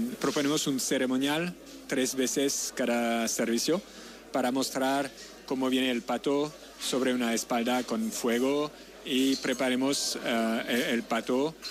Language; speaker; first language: Spanish; non-native, learner; French